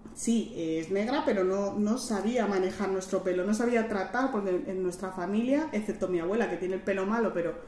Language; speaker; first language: Spanish; native; Spanish